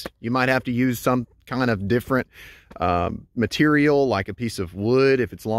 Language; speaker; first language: English; native; English